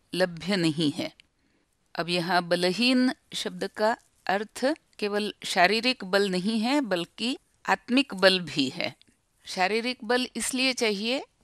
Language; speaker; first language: Hindi; non-native, local second language; Marathi